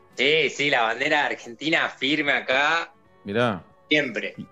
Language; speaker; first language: Spanish; native; Spanish